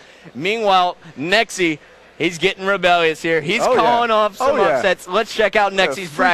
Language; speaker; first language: English; native; English